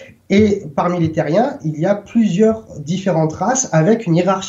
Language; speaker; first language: French; native; French